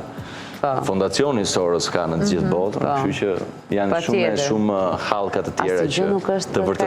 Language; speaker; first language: Albanian; native; Albanian